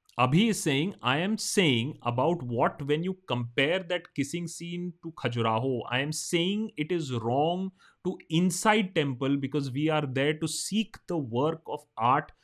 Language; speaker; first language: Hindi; non-native, local second language; Bangla